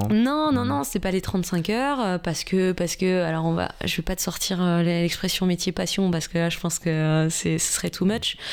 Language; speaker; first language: French; native; French